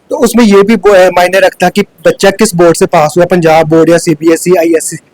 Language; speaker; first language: Hindi; non-native, local second language; Punjabi